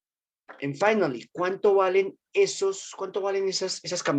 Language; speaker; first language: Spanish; native; Spanish